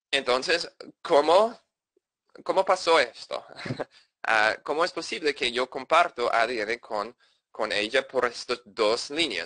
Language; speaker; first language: Spanish; non-native, fluent; English